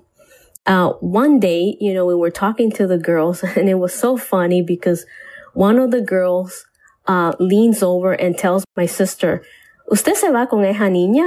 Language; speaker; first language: English; early bilingual, other home language; Spanish